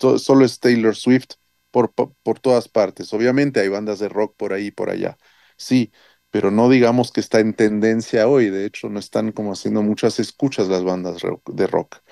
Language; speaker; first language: Spanish; early bilingual, heritage; French